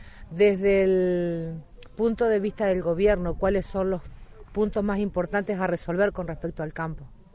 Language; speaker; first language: Spanish; native; Spanish